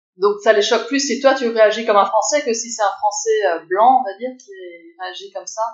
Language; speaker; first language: French; early bilingual, other home language; Cantonese